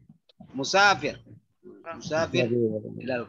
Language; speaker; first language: Arabic; non-native, fluent; Indonesian